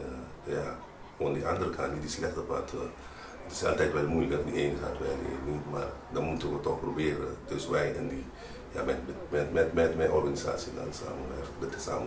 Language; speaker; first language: Dutch; non-native, fluent; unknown